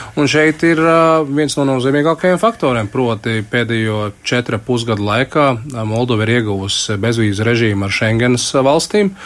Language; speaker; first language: Latvian; native; Latvian